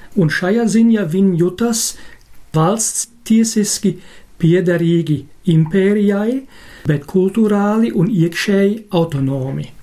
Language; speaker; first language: Latvian; non-native, fluent; German